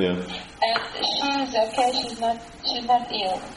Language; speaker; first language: English; non-native, learner; Russian